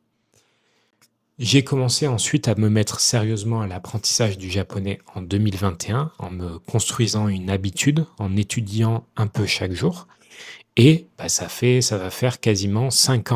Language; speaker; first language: French; native; French